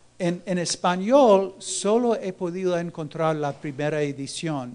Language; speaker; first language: Spanish; non-native, fluent; English